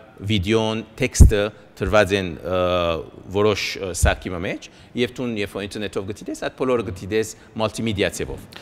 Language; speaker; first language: Armenian; early bilingual, heritage; Armenian